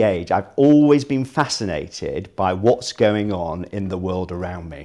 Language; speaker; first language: English; native; English